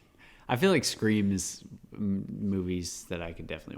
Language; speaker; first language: English; native; English